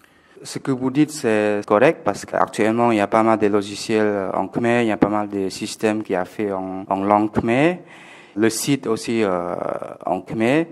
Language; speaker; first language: French; non-native, fluent; Khmer